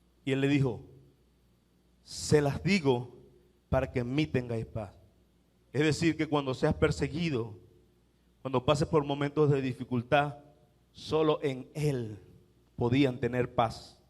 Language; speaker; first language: Spanish; native; Spanish